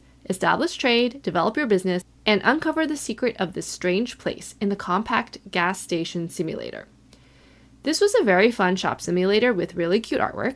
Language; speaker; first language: English; native; English